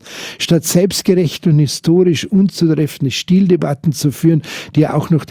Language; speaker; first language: German; native; German